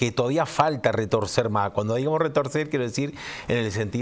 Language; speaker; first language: Spanish; native; Spanish